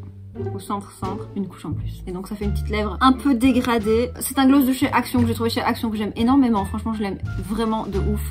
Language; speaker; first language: French; native; French